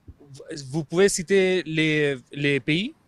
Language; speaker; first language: French; non-native, fluent; English